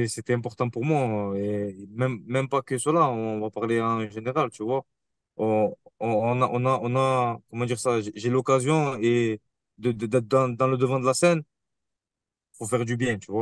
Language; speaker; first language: French; native; French